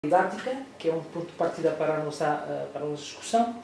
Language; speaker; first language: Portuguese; non-native, fluent; Arabic